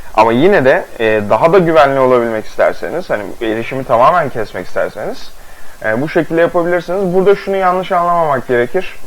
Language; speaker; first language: Turkish; native; Turkish